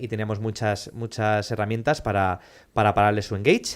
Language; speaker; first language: Spanish; native; Spanish